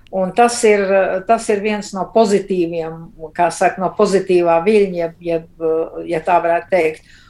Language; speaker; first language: Latvian; early bilingual, heritage; Latvian